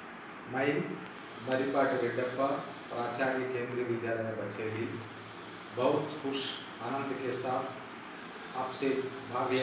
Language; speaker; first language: Hindi; non-native, local second language; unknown